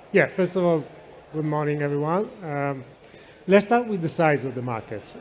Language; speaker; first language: English; non-native, fluent; Italian